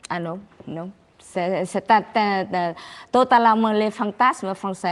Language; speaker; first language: French; non-native, learner; Vietnamese